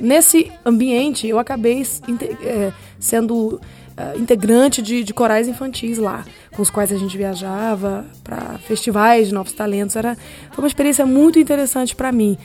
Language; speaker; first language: Portuguese; early bilingual, heritage; Portuguese